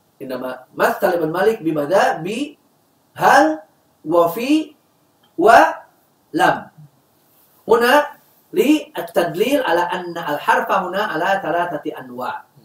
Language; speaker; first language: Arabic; non-native, fluent; Indonesian